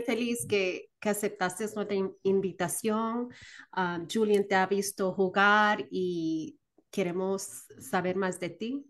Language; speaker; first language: Spanish; early bilingual, heritage; Spanish